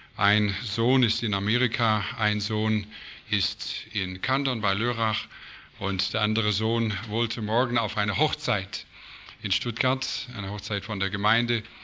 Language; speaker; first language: German; non-native, fluent; English